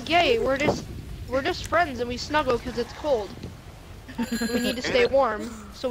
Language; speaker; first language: English; native; English